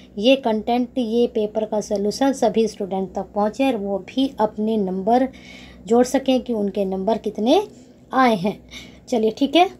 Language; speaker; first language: Hindi; native; Hindi